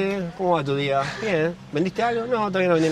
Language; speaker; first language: Spanish; native; Spanish